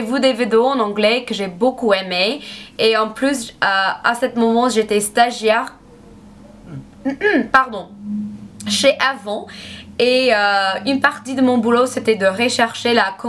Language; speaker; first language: French; non-native, learner; English